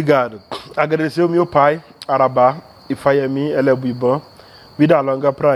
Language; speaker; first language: Portuguese; non-native, learner; Yoruba